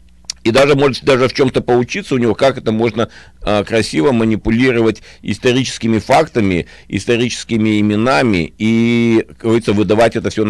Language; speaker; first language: Russian; native; Russian